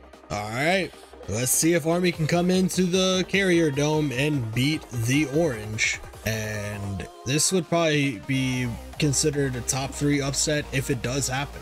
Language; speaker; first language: English; native; English